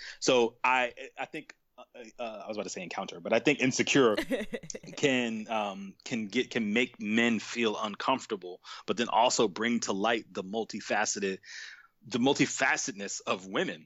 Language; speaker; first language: English; native; English